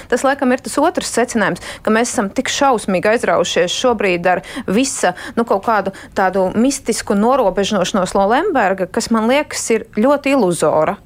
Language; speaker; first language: Latvian; non-native, local second language; Russian